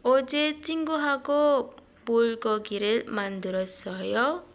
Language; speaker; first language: Korean; non-native, fluent; Indonesian